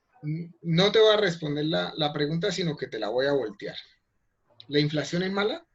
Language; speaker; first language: Spanish; native; Spanish